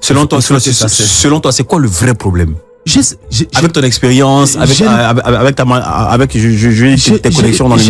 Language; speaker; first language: French; native; French